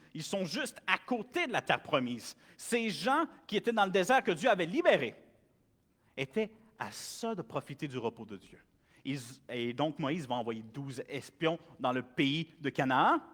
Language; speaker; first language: French; native; French